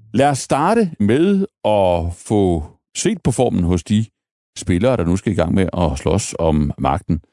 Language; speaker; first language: Danish; native; Danish